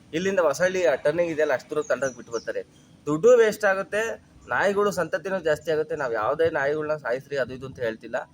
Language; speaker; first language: Kannada; native; Kannada